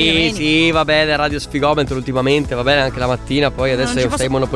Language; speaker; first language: Italian; native; Italian